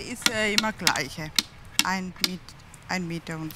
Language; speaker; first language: German; non-native, learner; Tamil